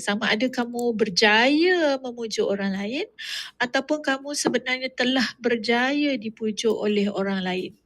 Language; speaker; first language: Malay; native; Malay